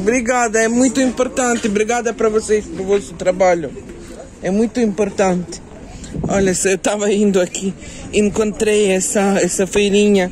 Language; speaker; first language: Portuguese; non-native, learner; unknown